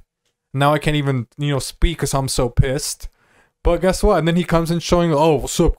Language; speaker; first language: English; native; English